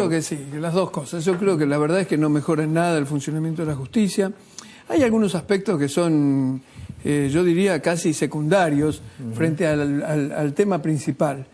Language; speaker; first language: Spanish; native; Spanish